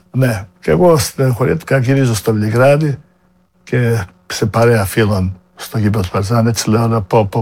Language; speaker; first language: Greek; non-native, fluent; Serbian